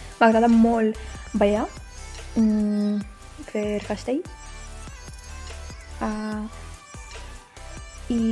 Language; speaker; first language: Catalan; non-native, learner; Ukrainian